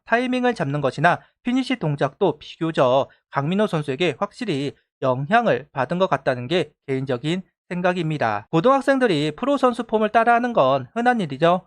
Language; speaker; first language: Korean; native; Korean